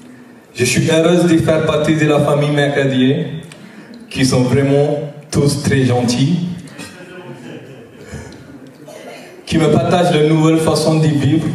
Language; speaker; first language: French; non-native, fluent; Tamil